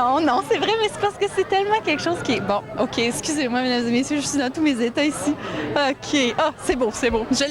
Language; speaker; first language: French; native; French